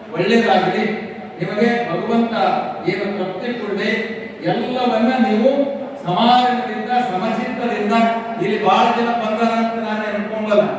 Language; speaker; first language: Kannada; native; Kannada